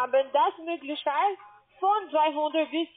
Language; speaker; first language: German; non-native, learner; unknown